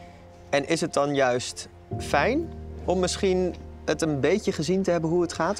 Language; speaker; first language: Dutch; native; Dutch